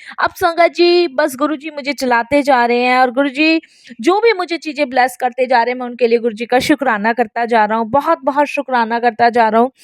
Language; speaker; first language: Hindi; native; Hindi